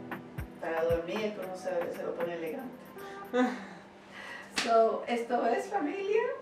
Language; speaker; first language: Spanish; early bilingual, heritage; Spanish